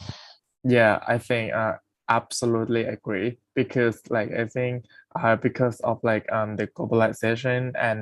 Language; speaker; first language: English; non-native, fluent; Thai